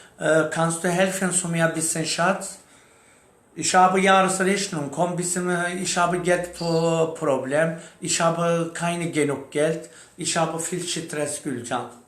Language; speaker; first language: German; non-native, learner; Turkish